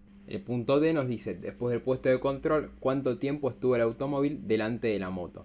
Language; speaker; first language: Spanish; native; Spanish